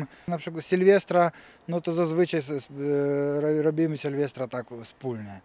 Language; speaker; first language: Polish; early bilingual, heritage; Ukrainian